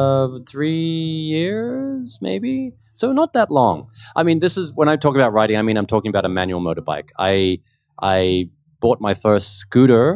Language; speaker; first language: English; native; English